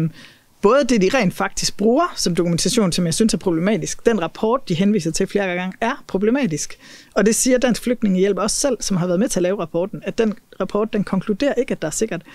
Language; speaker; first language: Danish; native; Danish